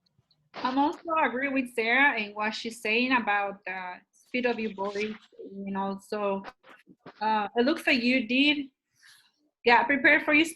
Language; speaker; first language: English; non-native, fluent; Spanish